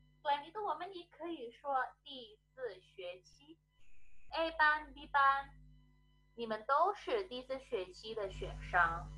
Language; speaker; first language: Chinese; non-native, fluent; Indonesian